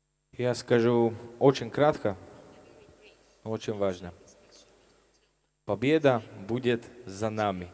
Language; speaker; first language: Russian; non-native, learner; Slovak